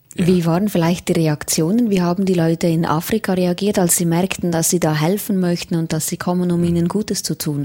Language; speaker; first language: German; native; German